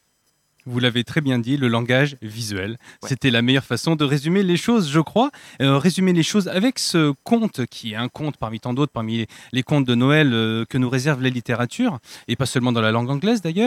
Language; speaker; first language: French; native; French